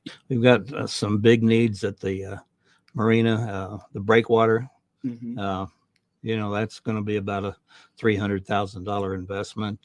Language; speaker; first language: English; native; English